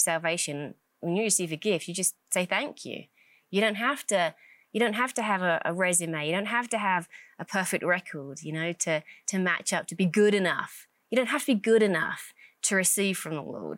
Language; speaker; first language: English; native; English